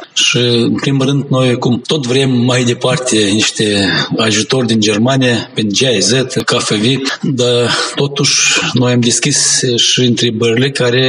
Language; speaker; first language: Romanian; non-native, local second language; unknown